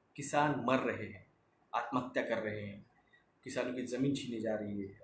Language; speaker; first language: Hindi; non-native, local second language; Marathi